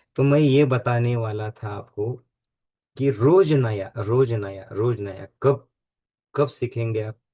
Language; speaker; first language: Hindi; non-native, local second language; Marathi